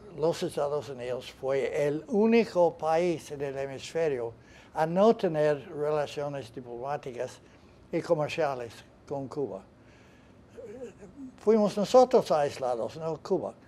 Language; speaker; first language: Spanish; non-native, fluent; English